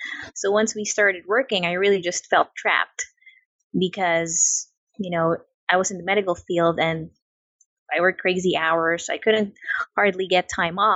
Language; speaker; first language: English; non-native, local second language; Filipino